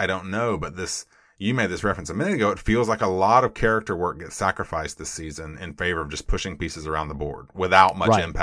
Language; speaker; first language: English; native; English